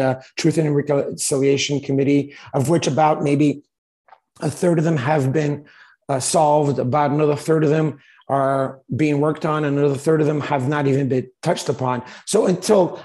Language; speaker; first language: English; native; English